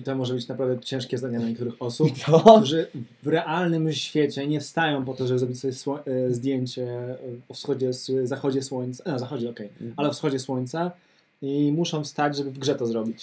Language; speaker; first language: Polish; native; Polish